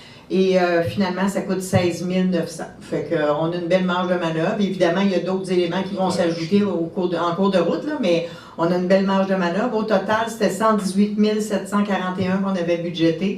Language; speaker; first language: French; native; French